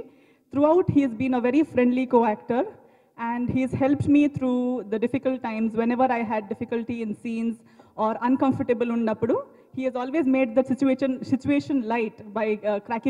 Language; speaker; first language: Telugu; non-native, learner; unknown